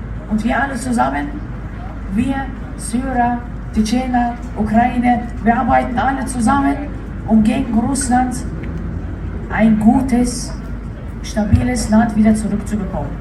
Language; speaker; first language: German; early bilingual, other home language; Chechen